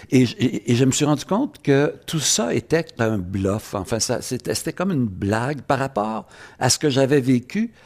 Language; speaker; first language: French; native; French